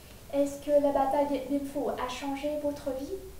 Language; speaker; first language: French; non-native, fluent; Vietnamese